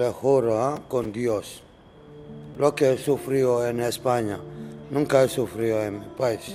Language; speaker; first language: Spanish; non-native, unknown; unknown